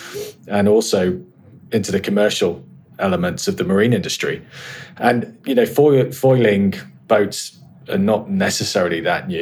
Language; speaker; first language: English; native; English